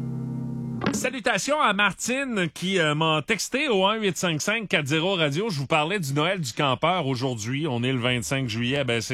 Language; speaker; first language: French; native; French